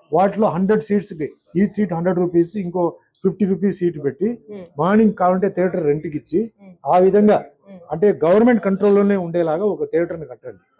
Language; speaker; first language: Telugu; native; Telugu